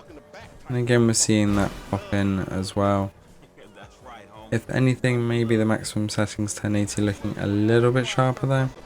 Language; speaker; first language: English; native; English